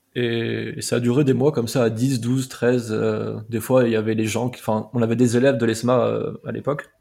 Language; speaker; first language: French; native; French